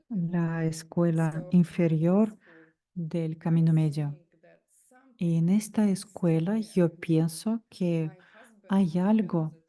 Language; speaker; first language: Spanish; non-native, fluent; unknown